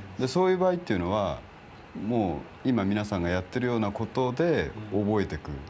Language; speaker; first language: Japanese; native; Japanese